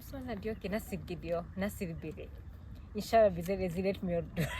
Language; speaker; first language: Turkish; non-native, fluent; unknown